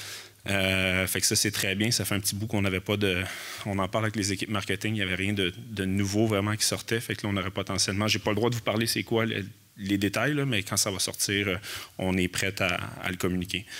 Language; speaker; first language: French; native; French